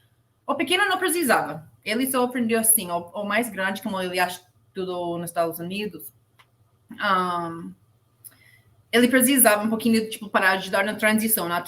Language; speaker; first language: Portuguese; non-native, learner; English